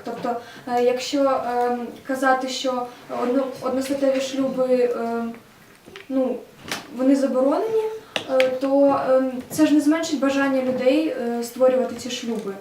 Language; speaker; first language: Ukrainian; non-native, local second language; Russian